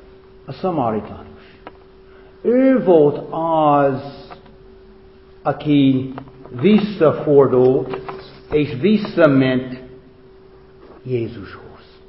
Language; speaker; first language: Hungarian; non-native, fluent; English